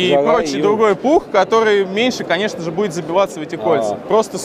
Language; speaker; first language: Russian; native; Russian